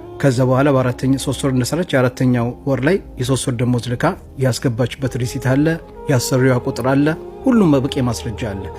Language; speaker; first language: Amharic; native; Amharic